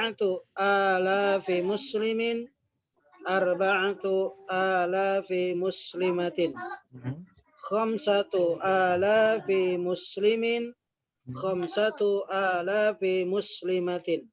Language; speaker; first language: Arabic; non-native, learner; Indonesian